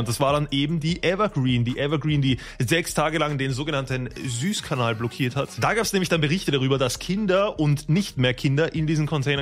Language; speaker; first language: German; native; German